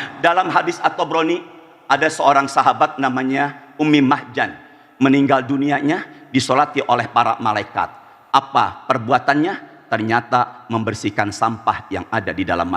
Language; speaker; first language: Indonesian; native; Indonesian